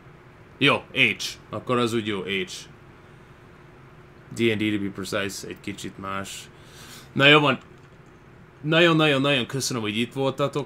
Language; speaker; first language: Hungarian; early bilingual, heritage; Hungarian